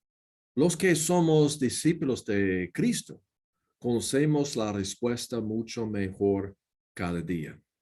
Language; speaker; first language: Spanish; non-native, learner; English